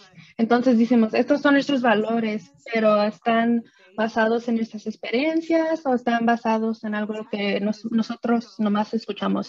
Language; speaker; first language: Spanish; early bilingual, other home language; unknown